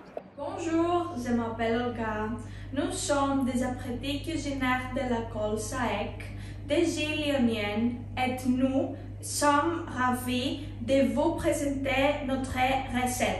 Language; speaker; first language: French; non-native, learner; Greek